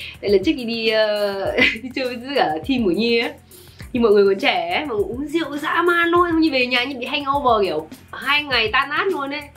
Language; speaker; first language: Vietnamese; early bilingual, heritage; Vietnamese